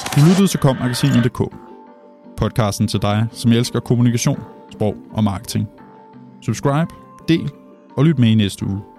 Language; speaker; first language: Danish; native; Danish